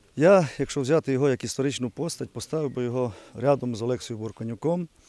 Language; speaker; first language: Ukrainian; native; Ukrainian